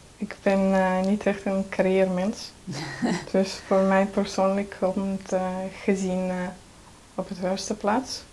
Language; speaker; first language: Dutch; non-native, learner; Estonian